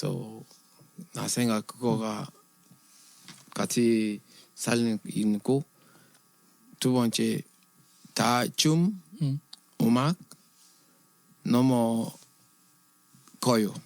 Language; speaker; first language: Korean; non-native, learner; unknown